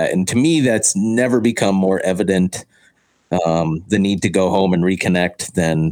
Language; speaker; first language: English; native; English